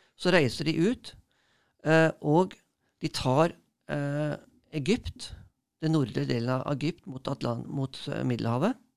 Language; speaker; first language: Norwegian; native; Norwegian